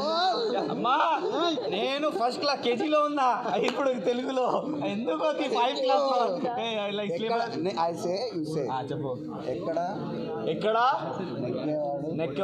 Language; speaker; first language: Telugu; non-native, learner; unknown